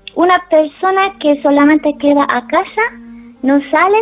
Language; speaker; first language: Spanish; non-native, learner; Persian